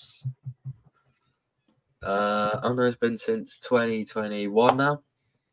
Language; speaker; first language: English; native; English